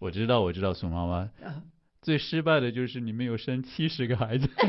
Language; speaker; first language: Chinese; native; Chinese